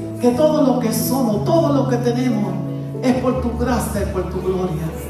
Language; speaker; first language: Spanish; native; Spanish